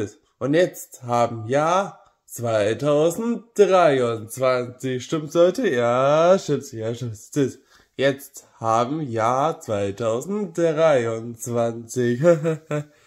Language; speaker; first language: German; non-native, learner; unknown